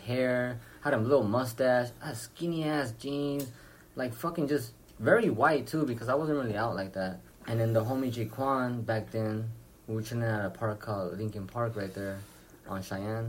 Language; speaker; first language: English; early bilingual, other home language; Spanish